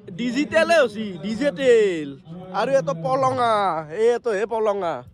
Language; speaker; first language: Assamese; native; Assamese